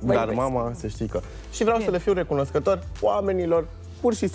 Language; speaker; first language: Romanian; native; Romanian